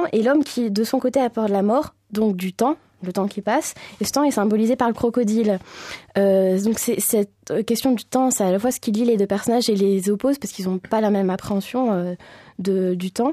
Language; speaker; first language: French; native; French